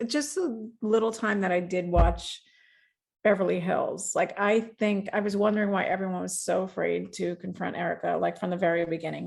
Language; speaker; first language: English; native; English